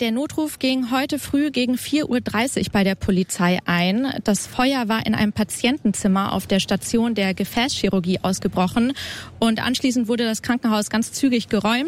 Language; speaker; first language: German; native; German